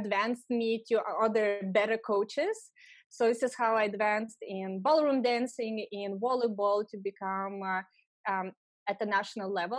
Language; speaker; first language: English; non-native, fluent; Lithuanian